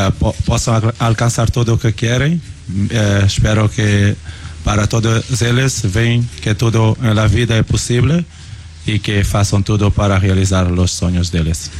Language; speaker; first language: Spanish; non-native, learner; Portuguese